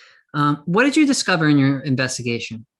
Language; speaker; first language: English; native; English